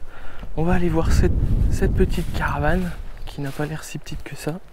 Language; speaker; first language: French; native; French